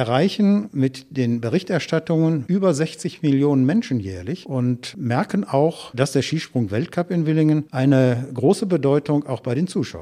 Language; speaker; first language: German; native; German